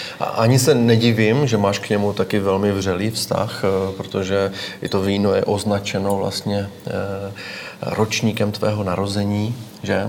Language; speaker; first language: Czech; native; Czech